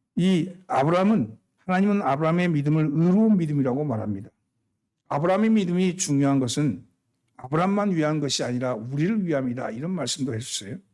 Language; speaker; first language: Korean; native; Korean